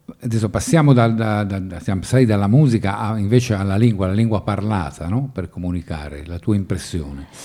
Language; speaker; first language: Italian; native; Italian